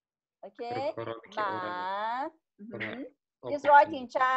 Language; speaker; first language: English; non-native, learner; Persian